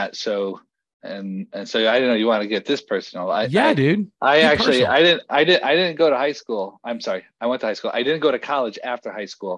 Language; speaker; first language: English; native; English